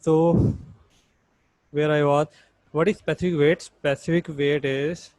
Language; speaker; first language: English; non-native, local second language; Punjabi